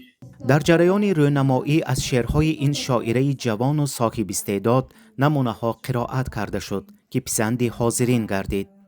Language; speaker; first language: Persian; native; Persian